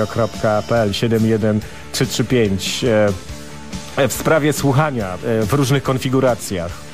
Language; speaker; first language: Polish; native; Polish